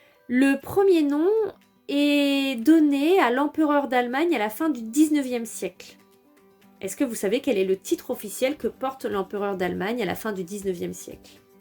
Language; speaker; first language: French; native; French